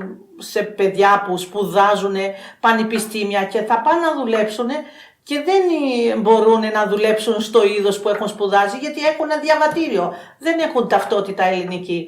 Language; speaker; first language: Greek; non-native, fluent; Albanian